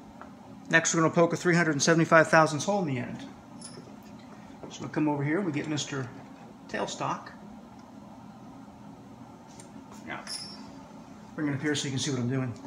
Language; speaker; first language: English; native; English